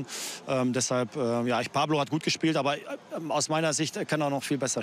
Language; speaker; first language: German; native; German